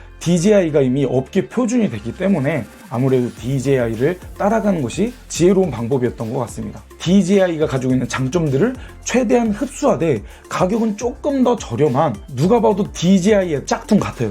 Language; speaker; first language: Korean; native; Korean